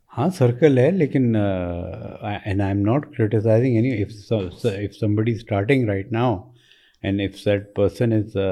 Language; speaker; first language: Urdu; native; Urdu